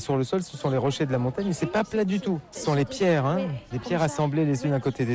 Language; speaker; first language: French; native; French